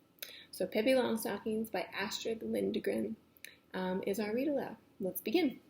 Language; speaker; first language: English; native; English